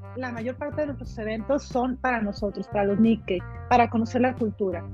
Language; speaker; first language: Spanish; native; Spanish